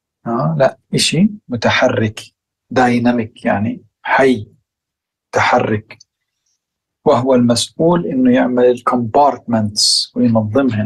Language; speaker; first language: Arabic; native; Arabic